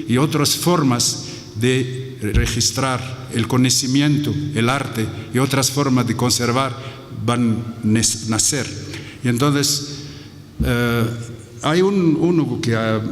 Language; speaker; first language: Spanish; non-native, fluent; Arabic